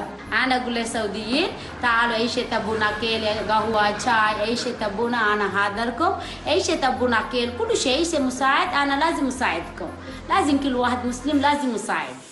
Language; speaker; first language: Arabic; non-native, learner; Sinhala